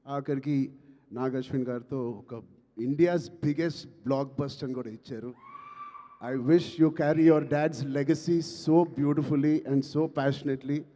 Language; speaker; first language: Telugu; native; Telugu